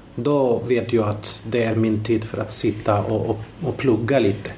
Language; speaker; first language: Swedish; non-native, fluent; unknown